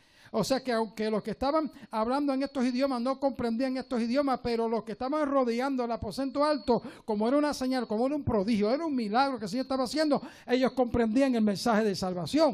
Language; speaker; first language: Spanish; native; Spanish